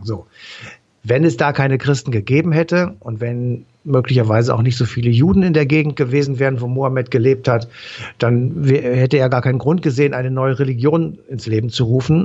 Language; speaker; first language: German; native; German